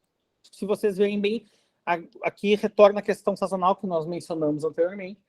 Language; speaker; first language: Portuguese; native; Portuguese